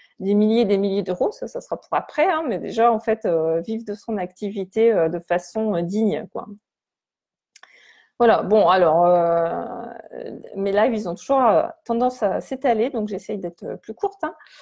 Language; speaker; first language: French; native; French